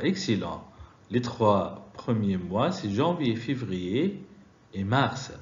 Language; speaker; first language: French; non-native, fluent; Arabic